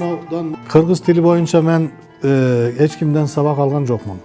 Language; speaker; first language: Kyrgyz; non-native, fluent; Turkish